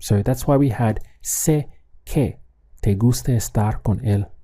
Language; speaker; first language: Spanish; non-native, fluent; English